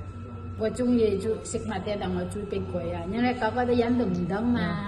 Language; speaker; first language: Cantonese; non-native, local second language; Indonesian